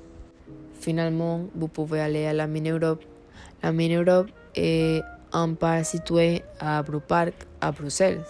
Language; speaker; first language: French; non-native, learner; Spanish